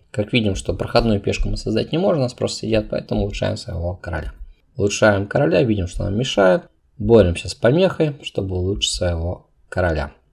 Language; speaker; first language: Russian; non-native, local second language; Uzbek